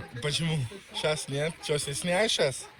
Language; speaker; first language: Russian; non-native, learner; Urdu